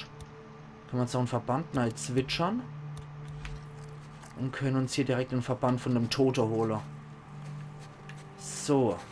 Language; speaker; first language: German; native; German